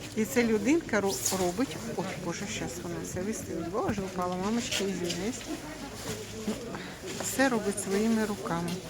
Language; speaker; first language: Ukrainian; native; Ukrainian